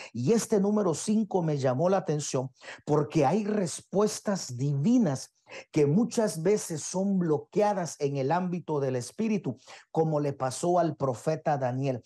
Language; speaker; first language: Spanish; native; Spanish